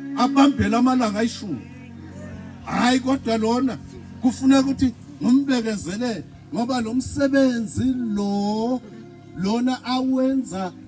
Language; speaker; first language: Zulu; non-native, local second language; Swati